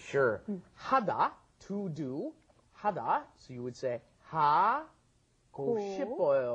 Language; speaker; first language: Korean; non-native, fluent; English